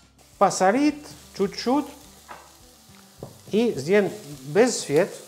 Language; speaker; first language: Russian; non-native, learner; French